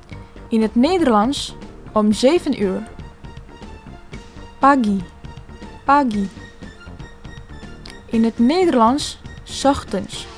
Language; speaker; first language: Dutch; non-native, learner; Indonesian